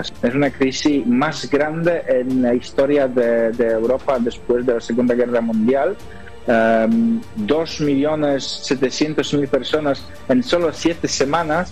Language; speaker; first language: Spanish; non-native, fluent; Polish